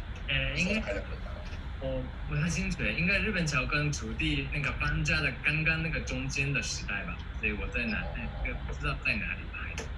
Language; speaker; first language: Chinese; non-native, fluent; Japanese